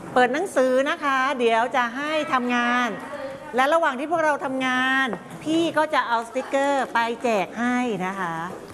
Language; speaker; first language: Thai; native; Thai